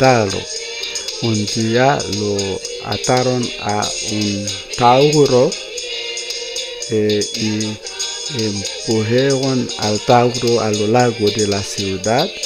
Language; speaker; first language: Spanish; non-native, fluent; Haitian Creole